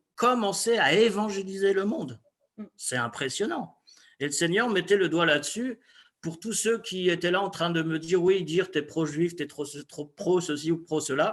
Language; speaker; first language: French; native; French